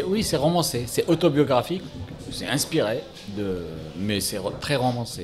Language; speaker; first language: French; non-native, local second language; Arabic